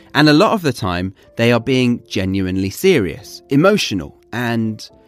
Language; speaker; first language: English; native; English